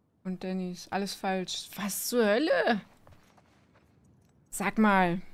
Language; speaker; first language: German; native; German